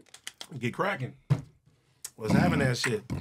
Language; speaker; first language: English; native; English